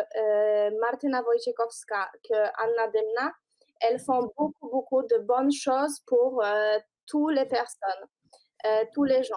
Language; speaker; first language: French; non-native, learner; Polish